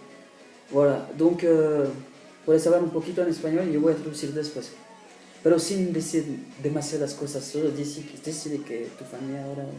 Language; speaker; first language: Spanish; non-native, fluent; French